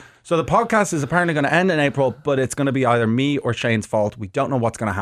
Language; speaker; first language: English; native; English